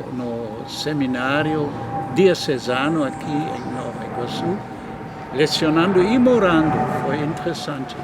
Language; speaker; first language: Portuguese; non-native, fluent; German